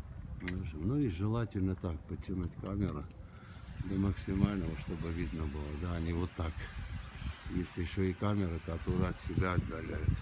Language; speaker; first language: Russian; native; Russian